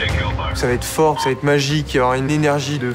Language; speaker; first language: French; native; French